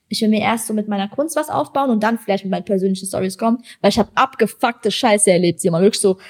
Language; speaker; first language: German; early bilingual, other home language; Persian